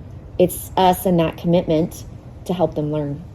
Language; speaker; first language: English; native; English